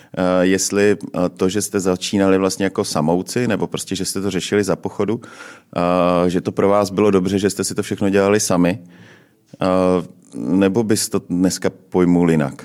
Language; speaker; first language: Czech; native; Czech